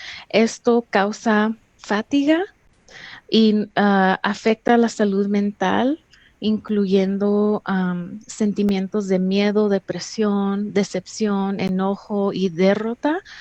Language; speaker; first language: Spanish; early bilingual, heritage; English